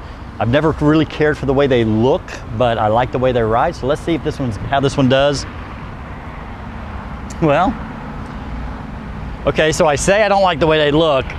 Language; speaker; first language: English; native; English